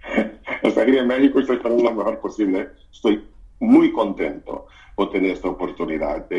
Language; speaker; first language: Spanish; non-native, fluent; Portuguese